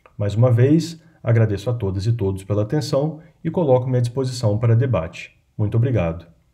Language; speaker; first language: Portuguese; native; Portuguese